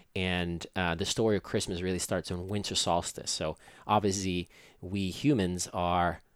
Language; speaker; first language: English; non-native, fluent; Finnish